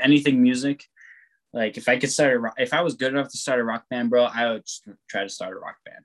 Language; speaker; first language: English; native; English